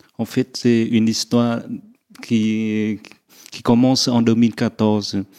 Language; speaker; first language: French; non-native, fluent; Vietnamese